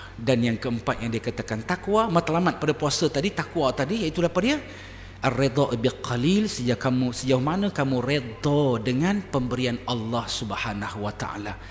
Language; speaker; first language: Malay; native; Malay